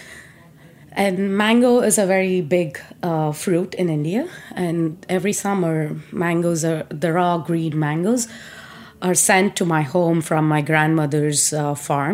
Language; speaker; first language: English; non-native, local second language; Telugu